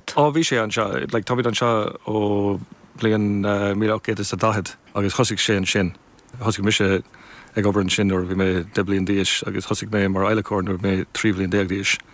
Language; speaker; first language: Irish; non-native, local second language; English